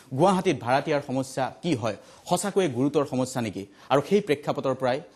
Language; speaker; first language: Assamese; native; Assamese